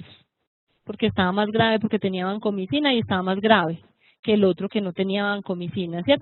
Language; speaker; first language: Spanish; native; Spanish